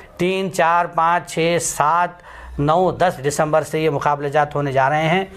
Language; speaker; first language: Urdu; native; Urdu